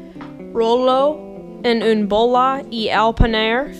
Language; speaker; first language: Spanish; non-native, learner; English